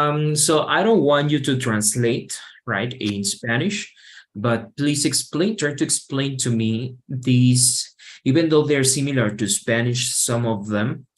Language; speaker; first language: English; non-native, fluent; Spanish